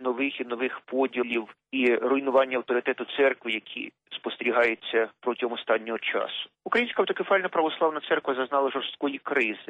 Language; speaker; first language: Ukrainian; native; Ukrainian